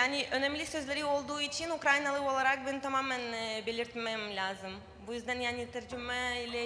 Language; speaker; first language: Turkish; non-native, fluent; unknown